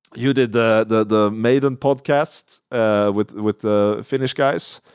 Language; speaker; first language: English; non-native, fluent; Swedish